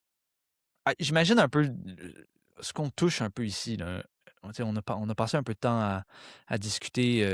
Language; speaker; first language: French; native; French